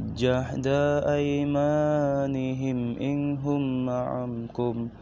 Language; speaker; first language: Arabic; non-native, learner; Indonesian